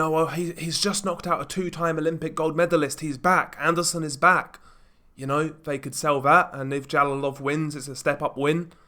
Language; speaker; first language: English; native; English